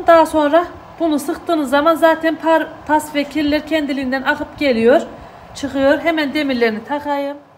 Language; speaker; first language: Turkish; native; Turkish